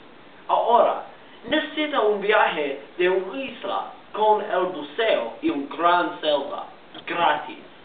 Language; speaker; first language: Spanish; non-native, learner; English